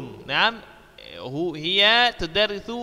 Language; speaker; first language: Arabic; non-native, fluent; Indonesian